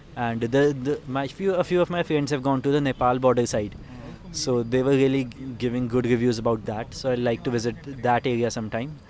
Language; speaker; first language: English; non-native, local second language; Punjabi